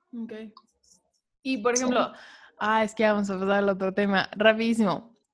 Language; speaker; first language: Spanish; native; Spanish